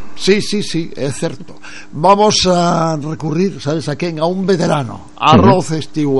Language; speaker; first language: Galician; native; Galician